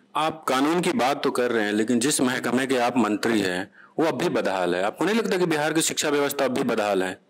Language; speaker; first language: Hindi; native; Hindi